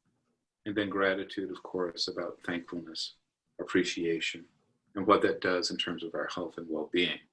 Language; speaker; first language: English; native; English